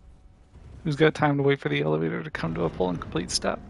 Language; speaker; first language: English; native; English